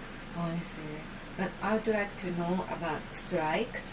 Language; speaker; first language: English; non-native, fluent; Japanese